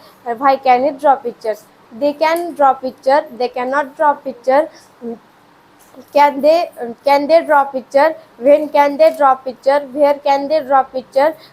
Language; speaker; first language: English; non-native, learner; Marathi